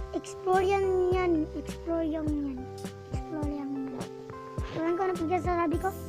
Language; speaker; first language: Filipino; non-native, local second language; Cebuano